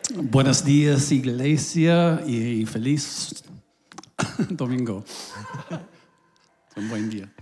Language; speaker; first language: Spanish; non-native, learner; English